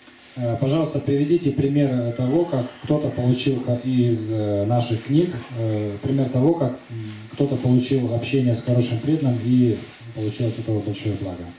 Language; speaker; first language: Russian; native; Russian